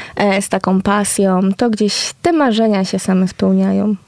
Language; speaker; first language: Polish; native; Polish